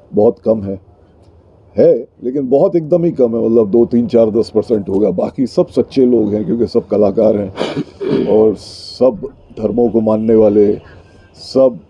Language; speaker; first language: Hindi; native; Hindi